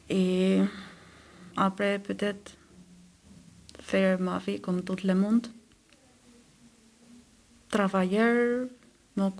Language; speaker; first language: French; non-native, learner; Albanian